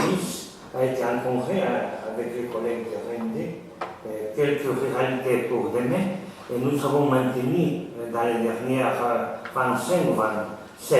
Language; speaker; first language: French; non-native, learner; Galician